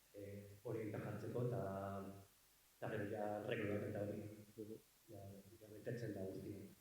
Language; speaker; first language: Basque; non-native, local second language; Spanish